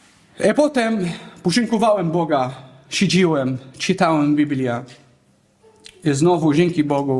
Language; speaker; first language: Polish; non-native, learner; Arabic